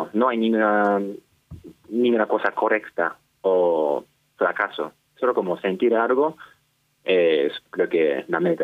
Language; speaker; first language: Spanish; non-native, fluent; Japanese